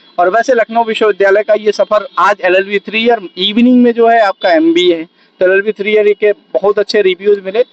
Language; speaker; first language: Hindi; native; Hindi